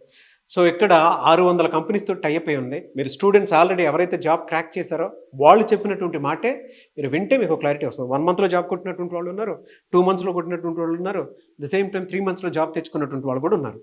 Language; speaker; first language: Telugu; native; Telugu